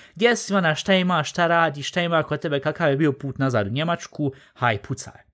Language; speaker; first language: Bosnian; early bilingual, heritage; Bosnian